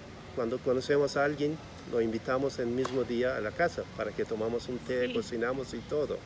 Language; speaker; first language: Spanish; non-native, fluent; Turkish